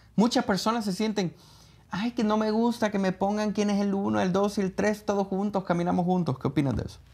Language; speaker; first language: Spanish; native; Spanish